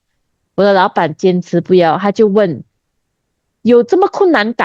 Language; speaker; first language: Chinese; native; Chinese